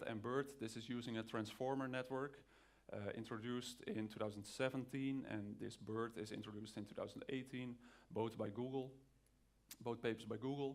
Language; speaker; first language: English; non-native, fluent; Dutch